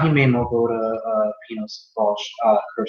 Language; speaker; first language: Irish; non-native, learner; English